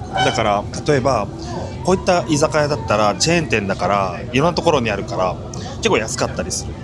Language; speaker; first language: Japanese; native; Japanese